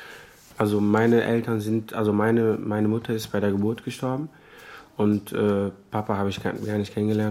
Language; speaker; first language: German; non-native, fluent; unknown